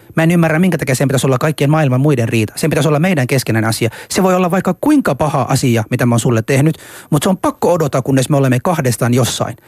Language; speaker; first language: Finnish; early bilingual, other home language; Somali